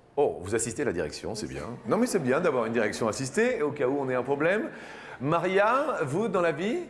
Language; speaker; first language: French; native; French